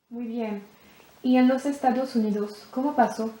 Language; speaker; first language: Spanish; non-native, learner; French